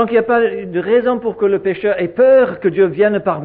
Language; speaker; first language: French; native; French